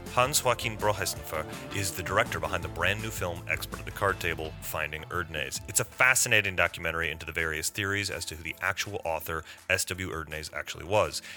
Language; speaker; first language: English; native; English